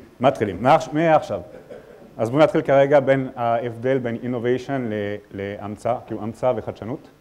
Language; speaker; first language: Hebrew; non-native, fluent; French